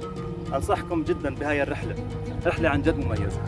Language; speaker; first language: Arabic; native; Arabic